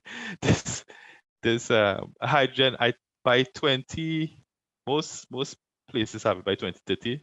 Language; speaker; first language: English; native; English